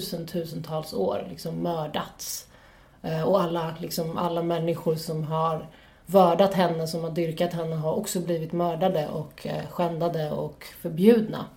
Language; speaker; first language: Swedish; native; Swedish